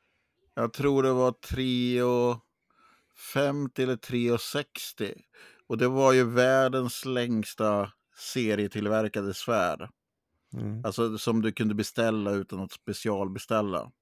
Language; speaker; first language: Swedish; native; Swedish